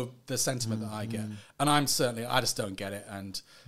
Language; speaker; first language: English; native; English